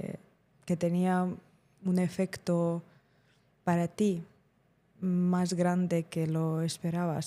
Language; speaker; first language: Spanish; non-native, fluent; Ukrainian